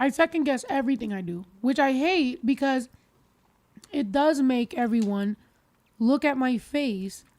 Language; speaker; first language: English; early bilingual, other home language; Spanish